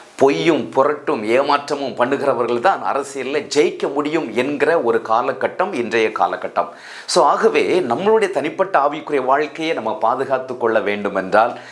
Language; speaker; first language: Tamil; native; Tamil